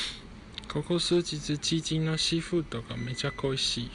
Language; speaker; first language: Japanese; non-native, fluent; Chinese